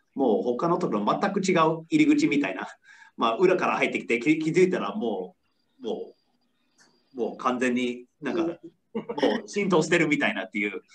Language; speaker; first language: Japanese; non-native, fluent; English